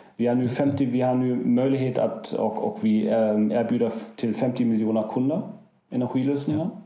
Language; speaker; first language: Swedish; non-native, fluent; German